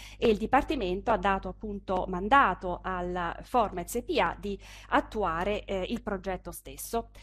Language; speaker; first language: Italian; native; Italian